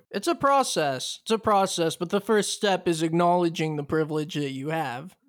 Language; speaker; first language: English; native; English